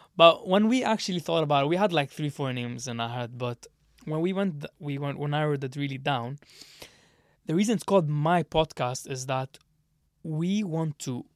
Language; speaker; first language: English; early bilingual, other home language; Arabic